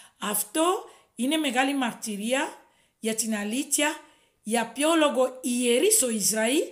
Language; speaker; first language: Greek; non-native, fluent; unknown